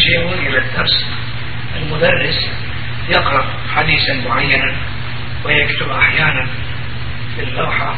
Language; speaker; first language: Arabic; non-native, fluent; Turkish